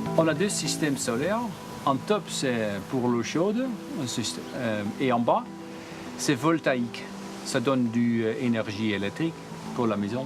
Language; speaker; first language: French; non-native, learner; Dutch